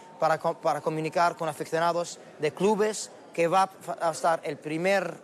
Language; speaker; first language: Spanish; non-native, learner; Arabic